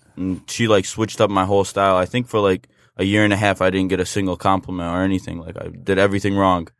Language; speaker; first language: English; native; English